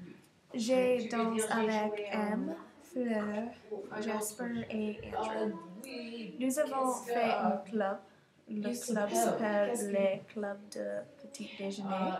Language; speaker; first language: French; non-native, learner; English